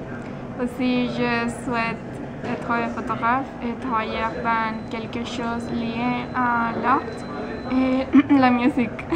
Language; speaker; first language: French; non-native, learner; Spanish